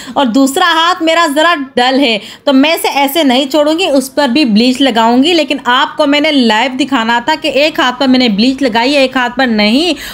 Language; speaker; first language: Urdu; native; Urdu